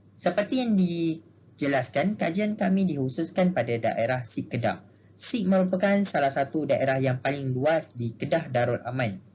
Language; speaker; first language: Malay; native; Malay